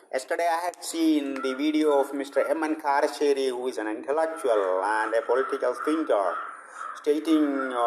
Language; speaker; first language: English; non-native, local second language; Malayalam